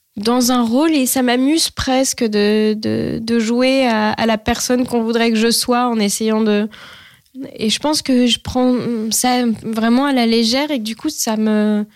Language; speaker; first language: French; native; French